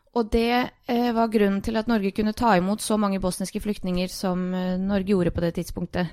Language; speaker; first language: Norwegian; early bilingual, other home language; Bosnian